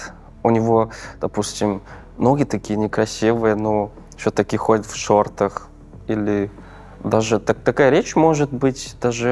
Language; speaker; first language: Russian; non-native, fluent; Korean